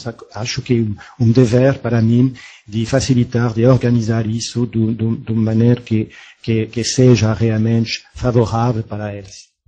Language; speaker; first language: Portuguese; non-native, fluent; French